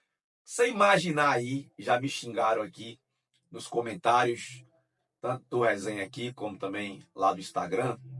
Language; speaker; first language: Portuguese; native; Portuguese